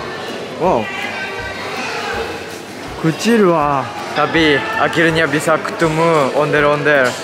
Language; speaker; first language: Indonesian; non-native, learner; Japanese